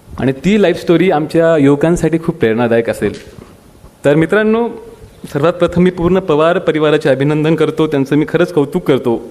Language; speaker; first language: Marathi; non-native, local second language; Bhili